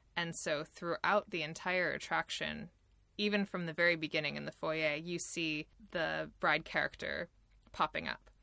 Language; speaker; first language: English; native; English